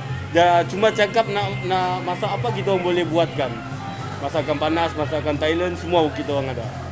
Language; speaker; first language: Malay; non-native, fluent; Bangla